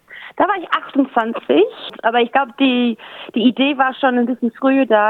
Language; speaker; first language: German; native; German